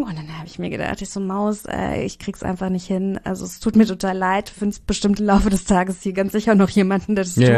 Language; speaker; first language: German; native; German